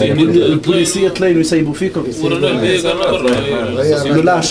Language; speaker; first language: Italian; non-native, learner; Arabic